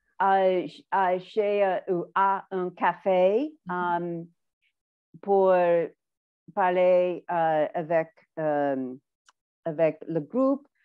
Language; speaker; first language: French; non-native, learner; English